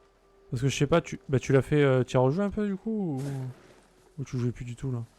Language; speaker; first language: French; native; French